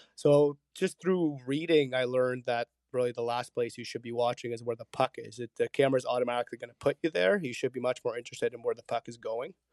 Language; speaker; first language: English; early bilingual, other home language; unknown